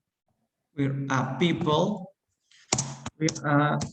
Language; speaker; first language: English; non-native, learner; Spanish